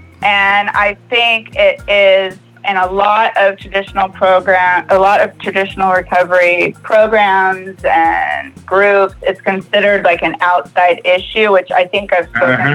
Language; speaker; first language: English; native; English